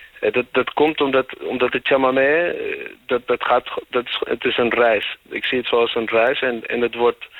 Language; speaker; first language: Dutch; native; Dutch